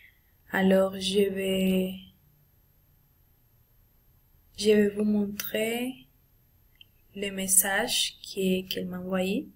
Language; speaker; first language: French; non-native, learner; Spanish